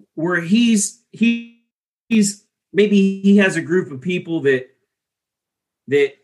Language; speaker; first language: English; native; English